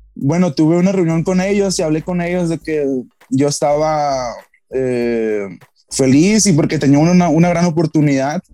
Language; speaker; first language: Spanish; native; Spanish